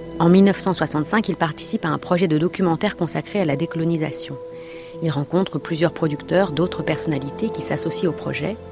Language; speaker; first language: French; native; French